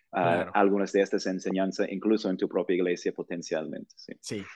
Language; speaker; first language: Spanish; non-native, fluent; English